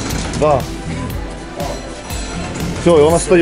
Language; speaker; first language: Russian; native; Russian